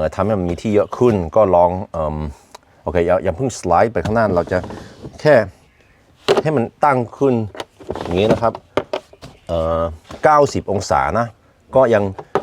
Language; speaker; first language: Thai; non-native, fluent; Norwegian